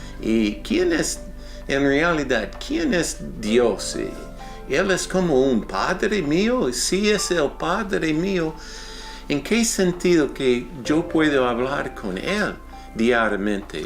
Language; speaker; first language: Spanish; non-native, fluent; English